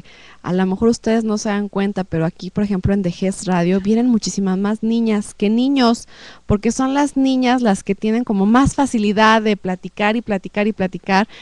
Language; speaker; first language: Spanish; native; Spanish